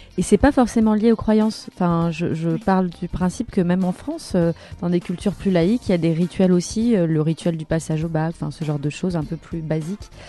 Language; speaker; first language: French; native; French